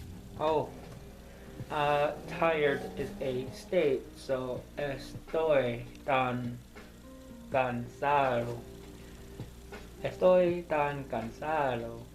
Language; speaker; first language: Spanish; non-native, learner; English